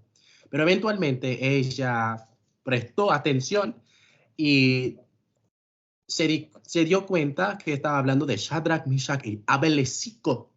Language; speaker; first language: Spanish; non-native, fluent; English